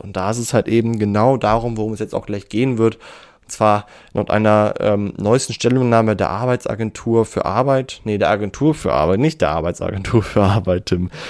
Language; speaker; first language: German; native; German